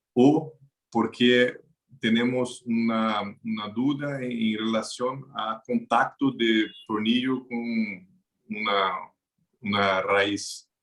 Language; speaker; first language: Spanish; non-native, learner; Portuguese